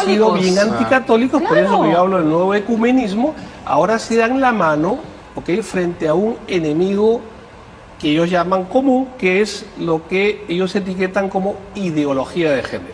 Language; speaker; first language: Spanish; native; Spanish